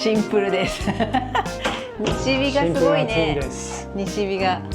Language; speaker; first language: Japanese; native; Japanese